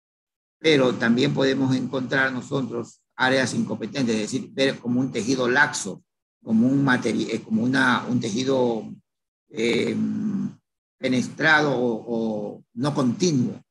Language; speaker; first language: Spanish; native; Spanish